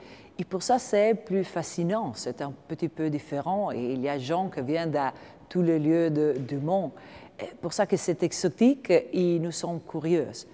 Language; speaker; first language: French; non-native, learner; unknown